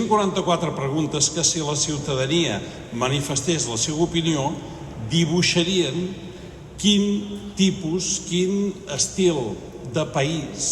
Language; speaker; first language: Catalan; native; Catalan